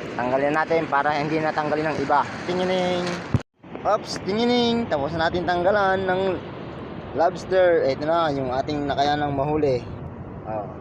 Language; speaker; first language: Filipino; non-native, local second language; Bikol